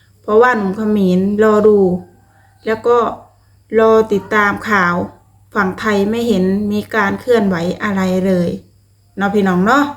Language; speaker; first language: Thai; non-native, local second language; Lao